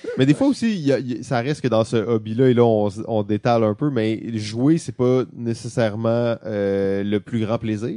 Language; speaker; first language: French; native; French